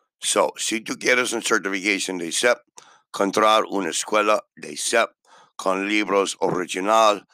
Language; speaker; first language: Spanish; non-native, learner; English